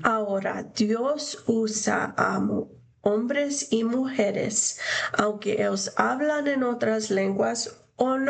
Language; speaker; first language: Spanish; non-native, fluent; English